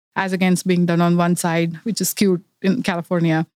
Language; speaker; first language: English; non-native, local second language; Kannada